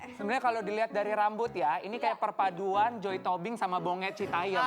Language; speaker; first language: Indonesian; native; Indonesian